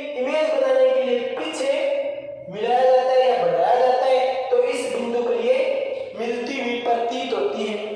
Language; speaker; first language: Hindi; native; Hindi